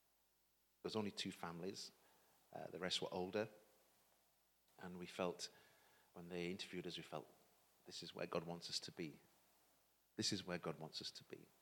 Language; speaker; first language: English; native; English